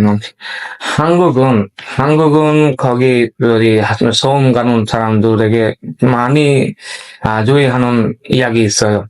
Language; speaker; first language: Korean; non-native, learner; Bangla